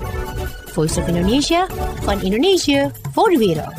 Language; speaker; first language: Dutch; non-native, fluent; Indonesian